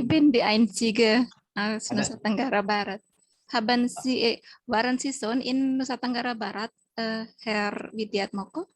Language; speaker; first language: German; non-native, learner; Indonesian